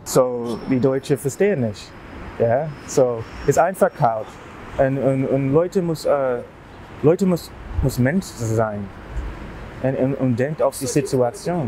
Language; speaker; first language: German; non-native, learner; English